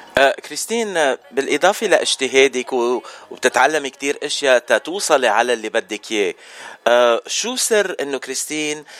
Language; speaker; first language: Arabic; native; Arabic